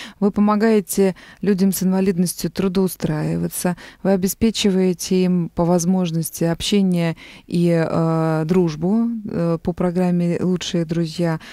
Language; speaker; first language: Russian; native; Russian